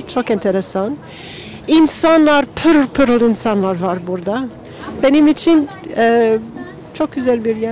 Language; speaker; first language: Turkish; non-native, learner; English